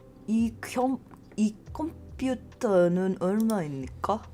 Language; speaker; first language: Korean; non-native, learner; English